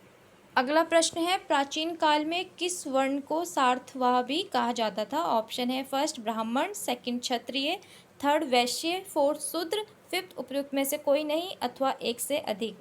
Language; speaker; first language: Hindi; native; Hindi